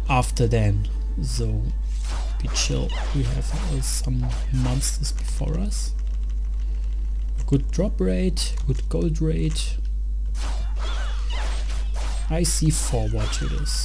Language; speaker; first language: English; non-native, learner; German